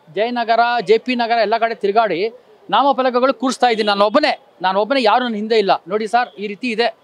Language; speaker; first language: Kannada; non-native, local second language; Urdu